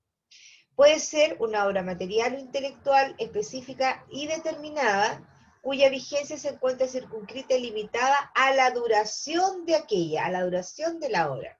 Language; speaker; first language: Spanish; native; Spanish